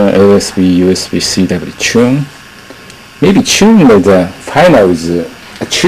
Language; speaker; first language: English; non-native, learner; Japanese